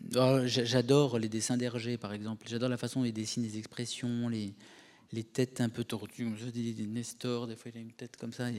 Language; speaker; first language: French; native; French